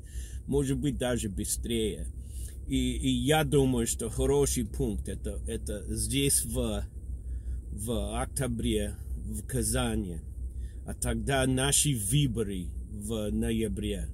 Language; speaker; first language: Russian; non-native, fluent; English